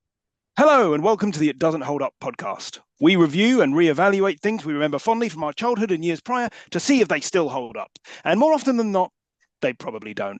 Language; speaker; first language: English; native; English